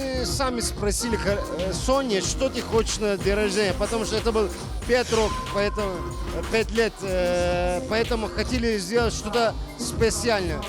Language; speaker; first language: Russian; non-native, learner; Turkish